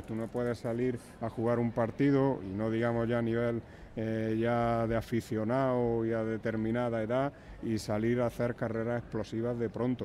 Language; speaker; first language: Spanish; native; Spanish